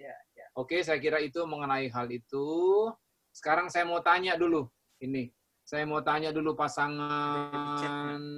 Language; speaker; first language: Indonesian; native; Indonesian